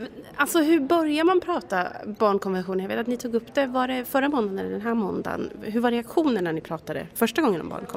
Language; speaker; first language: Swedish; native; Swedish